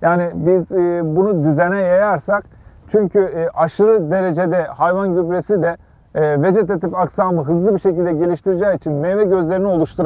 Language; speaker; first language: Turkish; native; Turkish